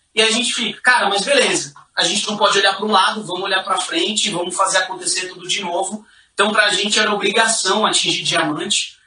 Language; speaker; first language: Portuguese; native; Portuguese